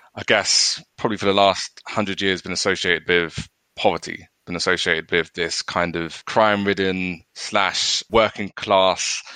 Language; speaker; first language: English; native; English